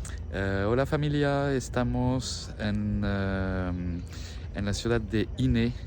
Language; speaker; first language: Spanish; non-native, fluent; French